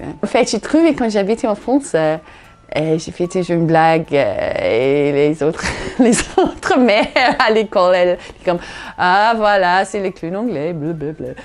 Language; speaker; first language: French; non-native, fluent; English